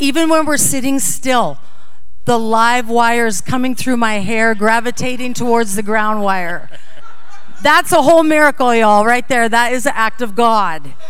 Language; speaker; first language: English; early bilingual, other home language; Dutch